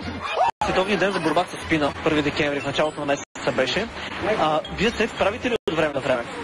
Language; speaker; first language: Bulgarian; native; Bulgarian